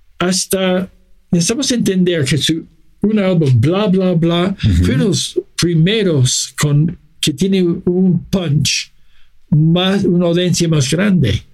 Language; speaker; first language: Spanish; non-native, fluent; English